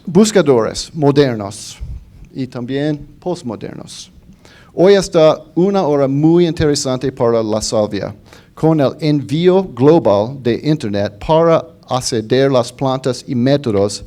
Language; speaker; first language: Spanish; non-native, fluent; English